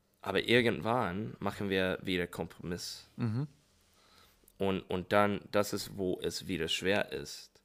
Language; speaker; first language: German; non-native, learner; English